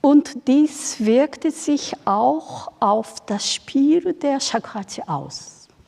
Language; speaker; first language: German; non-native, fluent; Japanese